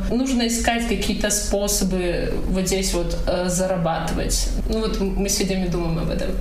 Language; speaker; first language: Russian; non-native, local second language; Tajik